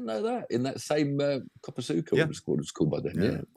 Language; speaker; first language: English; native; English